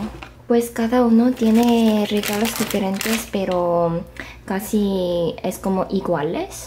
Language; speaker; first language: Spanish; non-native, fluent; Korean